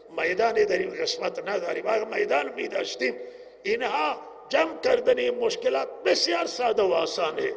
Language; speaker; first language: Persian; non-native, local second language; Baluchi